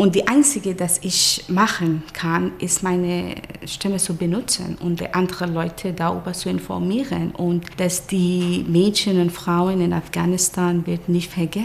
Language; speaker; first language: German; non-native, fluent; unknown